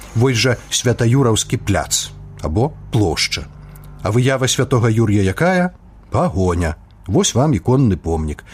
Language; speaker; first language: Belarusian; native; Belarusian